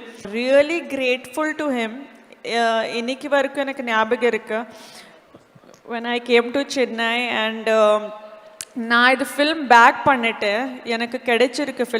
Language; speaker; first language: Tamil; non-native, fluent; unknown